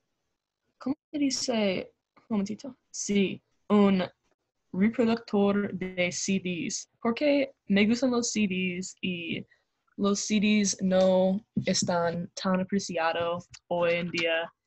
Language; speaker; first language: Spanish; non-native, learner; English